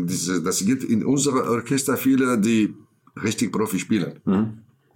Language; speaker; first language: German; non-native, learner; Kurdish